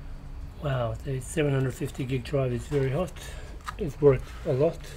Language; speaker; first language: English; native; English